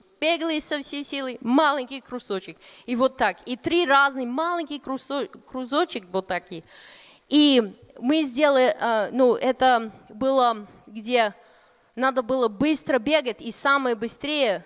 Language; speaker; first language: Russian; non-native, fluent; English